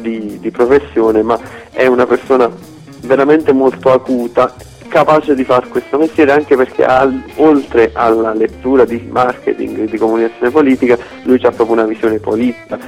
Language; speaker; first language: Italian; native; Italian